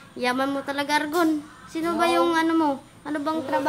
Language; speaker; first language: Filipino; native; Filipino